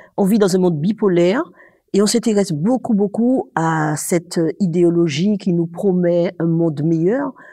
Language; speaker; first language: French; native; French